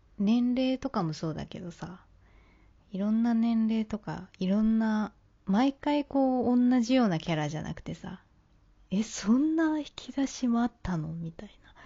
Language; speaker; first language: Japanese; native; Japanese